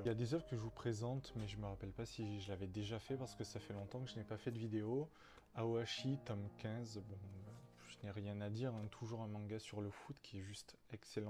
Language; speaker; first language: French; native; French